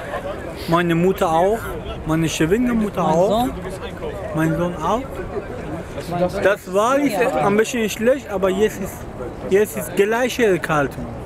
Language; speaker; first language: German; non-native, learner; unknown